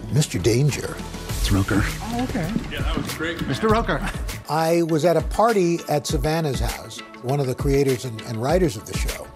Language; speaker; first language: English; native; English